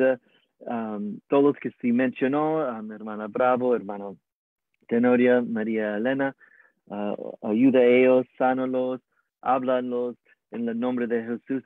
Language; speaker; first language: Spanish; non-native, learner; English